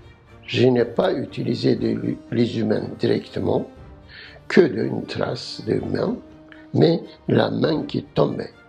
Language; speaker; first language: French; non-native, learner; Turkish